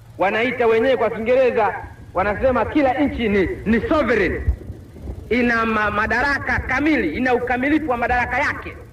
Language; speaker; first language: Swahili; non-native, local second language; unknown